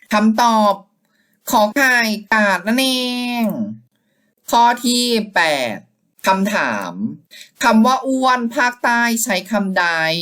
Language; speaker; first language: Thai; native; Thai